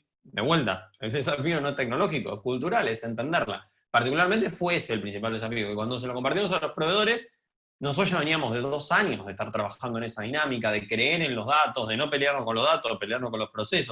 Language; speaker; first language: Spanish; native; Spanish